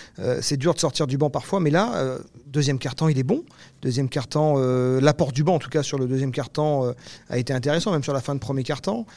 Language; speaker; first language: French; native; French